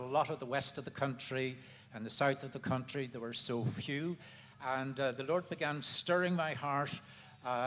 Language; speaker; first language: English; native; English